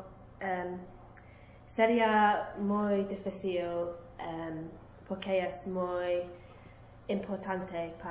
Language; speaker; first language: Spanish; non-native, learner; English